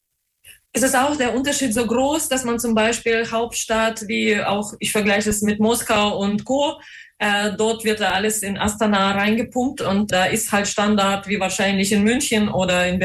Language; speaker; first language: German; non-native, fluent; Russian